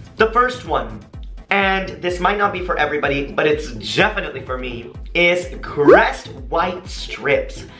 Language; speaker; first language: English; native; English